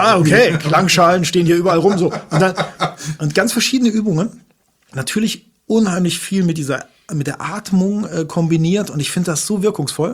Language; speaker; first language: German; native; German